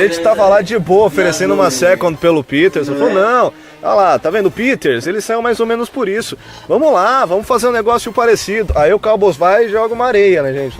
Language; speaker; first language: Portuguese; native; Portuguese